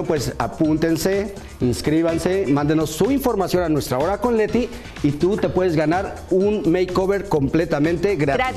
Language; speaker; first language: Spanish; native; Spanish